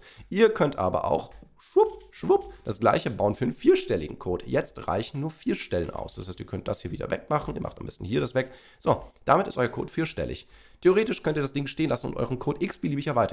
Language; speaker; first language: German; native; German